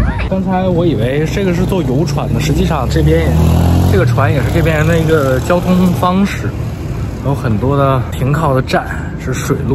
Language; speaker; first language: Chinese; native; Chinese